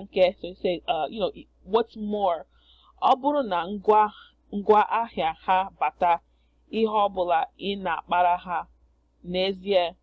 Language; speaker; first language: Igbo; non-native, learner; English